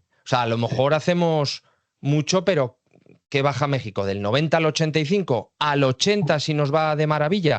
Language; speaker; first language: Spanish; native; Spanish